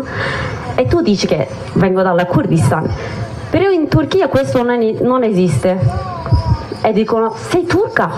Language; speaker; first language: Italian; non-native, learner; Kurdish